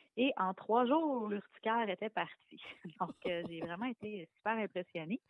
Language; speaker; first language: French; native; French